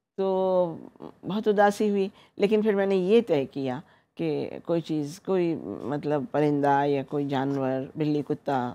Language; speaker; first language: Urdu; native; Urdu